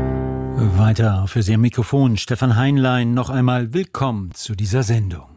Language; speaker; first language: German; native; German